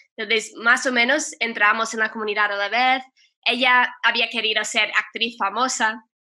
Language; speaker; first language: Spanish; non-native, fluent; English